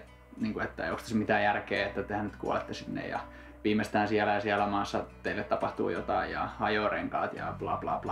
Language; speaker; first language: Finnish; native; Finnish